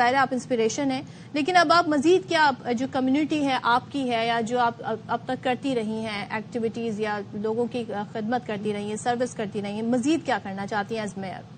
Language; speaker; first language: Urdu; native; Urdu